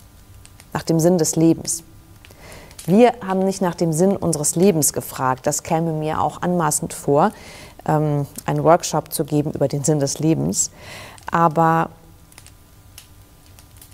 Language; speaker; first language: German; native; German